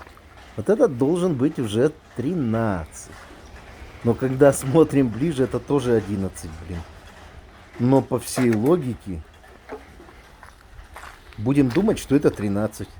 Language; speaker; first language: Russian; native; Russian